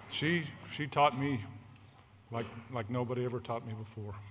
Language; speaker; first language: English; native; English